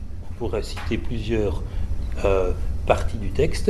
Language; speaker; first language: French; native; French